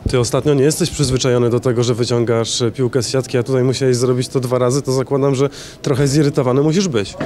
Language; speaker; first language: Polish; native; Polish